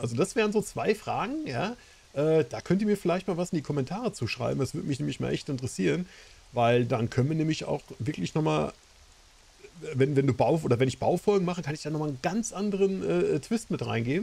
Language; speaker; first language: German; native; German